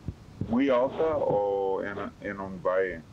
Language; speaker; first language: Spanish; non-native, learner; English